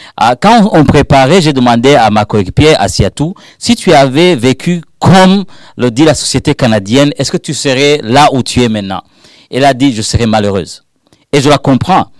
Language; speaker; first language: French; non-native, local second language; Rundi